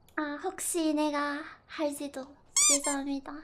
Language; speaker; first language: Korean; non-native, fluent; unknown